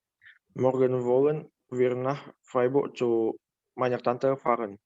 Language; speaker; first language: German; non-native, learner; Indonesian